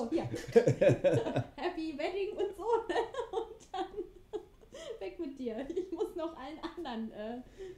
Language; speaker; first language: German; native; German